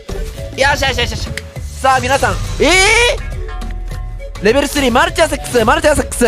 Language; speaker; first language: Japanese; native; Japanese